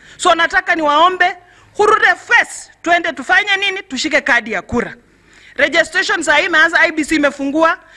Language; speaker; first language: Swahili; non-native, local second language; Luyia